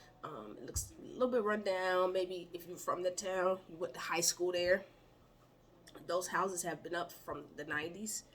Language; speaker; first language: English; native; English